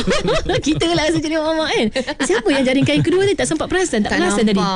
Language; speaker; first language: Malay; native; Malay